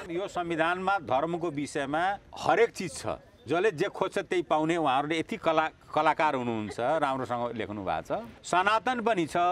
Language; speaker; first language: Nepali; non-native, local second language; Bhojpuri